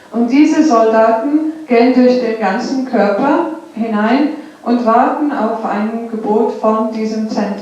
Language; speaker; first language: German; non-native, fluent; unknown